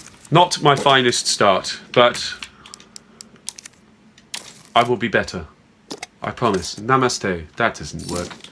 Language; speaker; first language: English; native; English